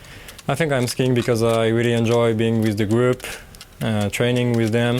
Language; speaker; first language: English; non-native, fluent; French